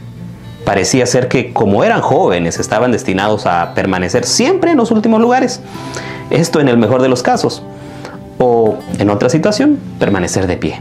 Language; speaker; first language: Spanish; native; Spanish